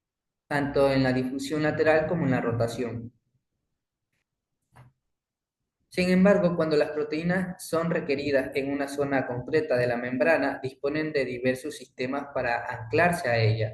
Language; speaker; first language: Spanish; native; Spanish